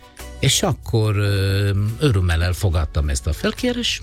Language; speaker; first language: Hungarian; non-native, learner; Italian